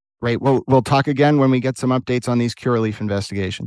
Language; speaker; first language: English; native; English